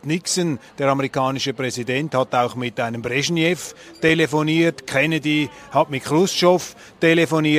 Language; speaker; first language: German; native; German